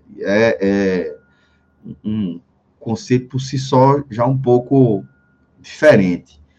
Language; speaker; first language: Portuguese; native; Portuguese